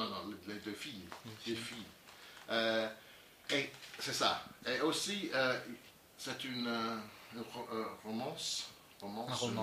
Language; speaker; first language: French; non-native, learner; English